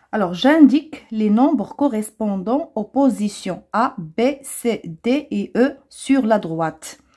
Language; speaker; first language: French; non-native, local second language; Arabic